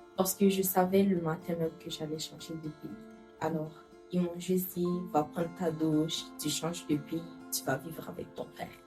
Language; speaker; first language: French; non-native, local second language; Haitian Creole